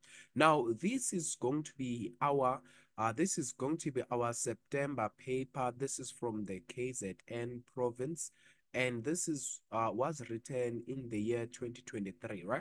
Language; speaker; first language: English; non-native, local second language; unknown